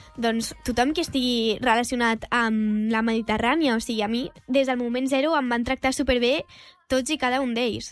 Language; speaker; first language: Catalan; non-native, local second language; Spanish